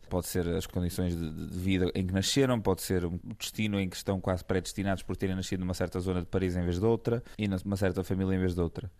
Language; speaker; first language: Portuguese; native; Portuguese